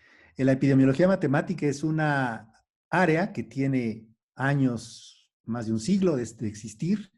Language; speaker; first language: Spanish; native; Spanish